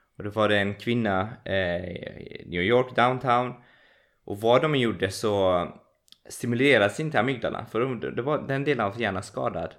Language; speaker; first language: Swedish; early bilingual, other home language; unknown